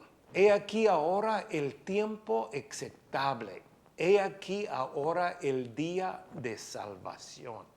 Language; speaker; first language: Spanish; non-native, fluent; English